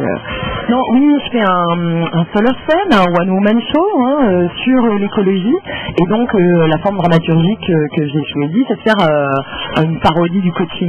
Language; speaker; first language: French; native; French